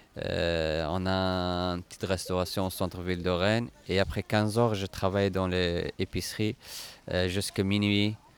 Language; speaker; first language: French; non-native, fluent; Persian